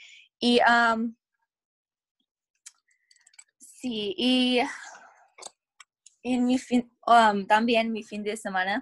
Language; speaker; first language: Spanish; non-native, learner; English